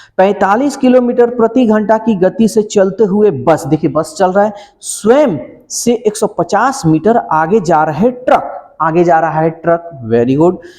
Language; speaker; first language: Hindi; native; Hindi